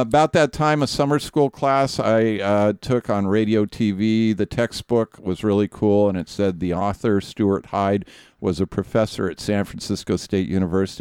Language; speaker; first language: English; native; English